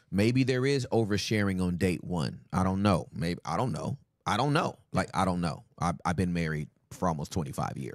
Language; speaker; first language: English; native; English